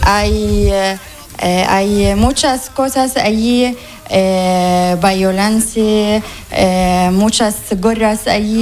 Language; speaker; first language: Spanish; non-native, learner; Arabic